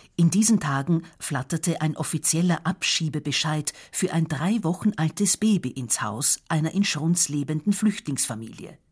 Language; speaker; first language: German; native; German